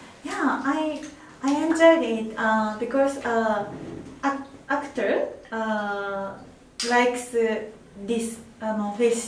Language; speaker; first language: English; non-native, learner; Japanese